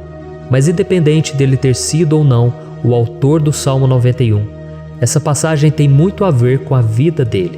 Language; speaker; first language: Portuguese; native; Portuguese